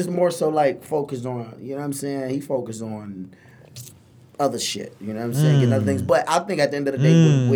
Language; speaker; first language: English; native; English